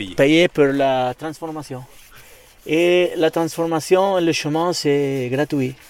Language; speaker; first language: French; non-native, fluent; Spanish